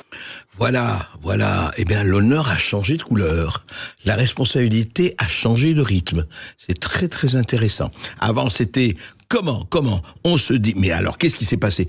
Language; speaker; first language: French; native; French